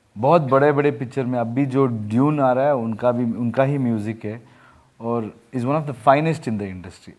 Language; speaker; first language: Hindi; non-native, local second language; Kannada